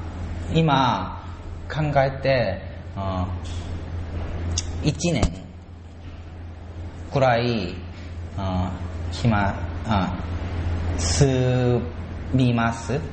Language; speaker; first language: Japanese; non-native, learner; Korean